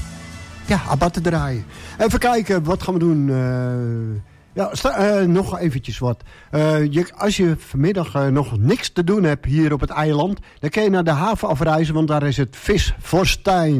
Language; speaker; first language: Dutch; native; Dutch